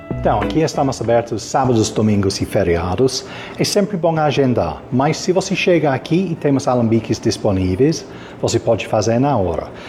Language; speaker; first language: Portuguese; non-native, fluent; English